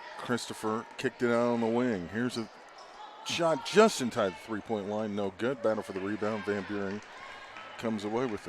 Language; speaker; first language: English; native; English